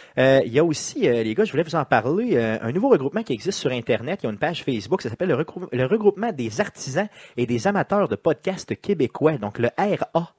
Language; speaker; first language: French; native; French